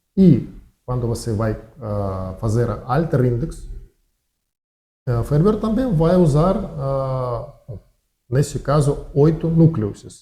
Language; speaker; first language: Portuguese; non-native, learner; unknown